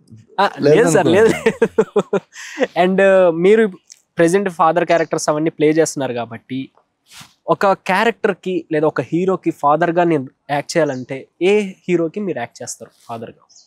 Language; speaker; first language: Telugu; native; Telugu